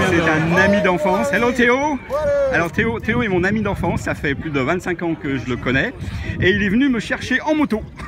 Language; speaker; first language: French; native; French